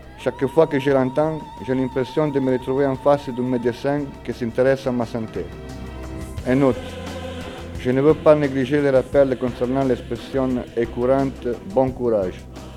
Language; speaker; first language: French; non-native, fluent; Italian